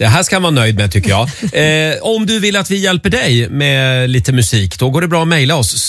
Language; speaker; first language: Swedish; native; Swedish